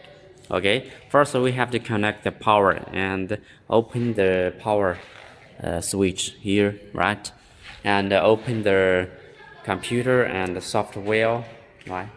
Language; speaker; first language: English; non-native, learner; Chinese